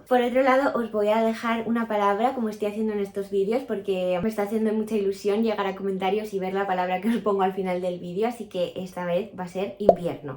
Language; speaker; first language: Spanish; native; Spanish